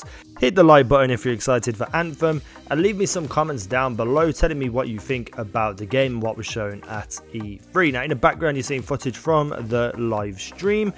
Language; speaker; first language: English; native; English